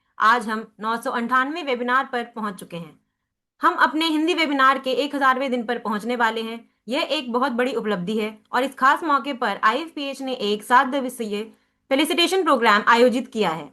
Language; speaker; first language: Hindi; native; Hindi